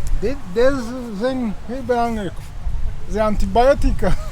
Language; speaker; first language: Dutch; non-native, learner; Kinyarwanda